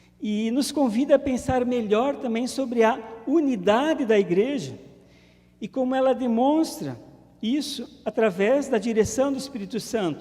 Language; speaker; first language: Portuguese; native; Portuguese